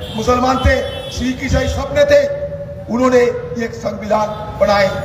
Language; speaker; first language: Hindi; non-native, local second language; Bangla